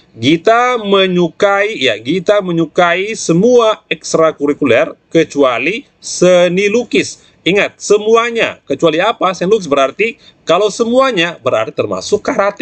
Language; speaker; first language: Indonesian; native; Indonesian